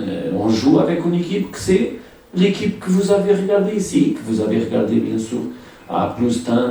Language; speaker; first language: French; non-native, fluent; Portuguese